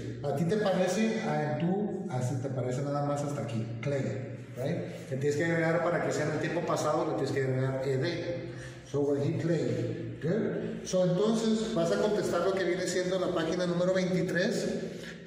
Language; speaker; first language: Spanish; native; Spanish